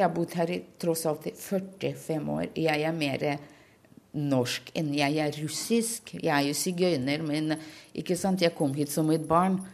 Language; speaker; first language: Norwegian; early bilingual, other home language; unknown